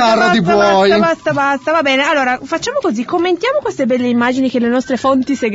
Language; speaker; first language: Italian; native; Italian